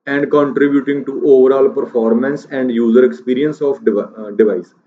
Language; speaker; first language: English; non-native, local second language; Punjabi